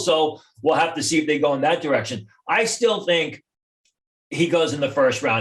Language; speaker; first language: English; native; English